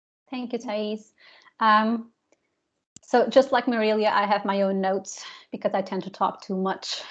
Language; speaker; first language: English; non-native, fluent; Portuguese